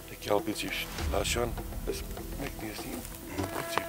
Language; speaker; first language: Hungarian; non-native, learner; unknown